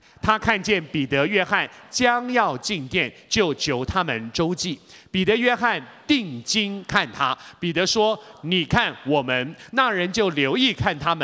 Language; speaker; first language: Chinese; native; Chinese